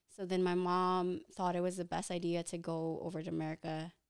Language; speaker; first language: English; early bilingual, other home language; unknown